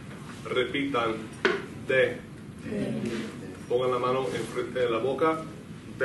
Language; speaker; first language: Spanish; non-native, fluent; English